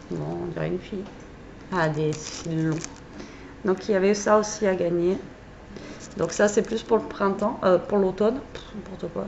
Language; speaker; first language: French; native; French